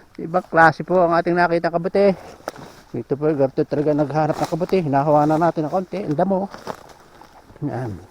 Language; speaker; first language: Filipino; native; Filipino